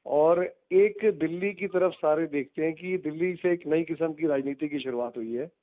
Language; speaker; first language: Hindi; non-native, local second language; Punjabi